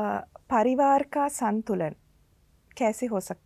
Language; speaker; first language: Hindi; non-native, learner; Sinhala